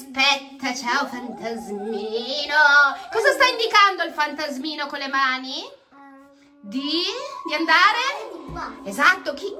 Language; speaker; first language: Italian; native; Italian